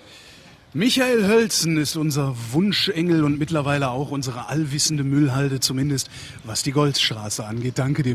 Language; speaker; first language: German; native; German